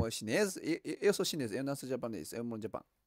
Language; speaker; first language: Portuguese; non-native, learner; Chinese